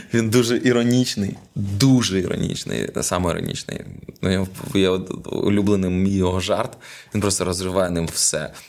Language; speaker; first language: Ukrainian; non-native, local second language; Russian